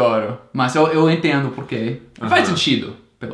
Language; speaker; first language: Portuguese; non-native, fluent; English